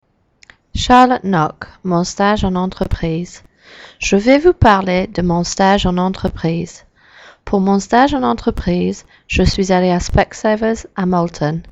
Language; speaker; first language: French; non-native, learner; English